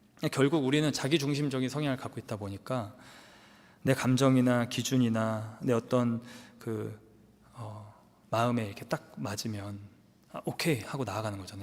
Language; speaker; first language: Korean; native; Korean